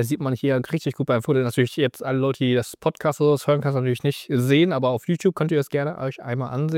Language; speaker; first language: German; native; German